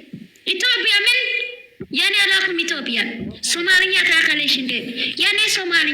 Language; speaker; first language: Amharic; non-native, learner; Somali